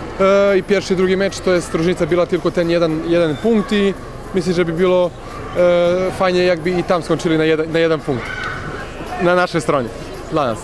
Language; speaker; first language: Polish; non-native, learner; Serbian